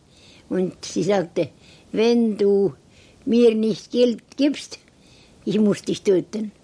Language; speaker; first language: German; non-native, learner; Estonian